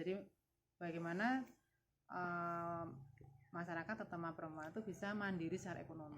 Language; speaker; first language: Indonesian; native; Indonesian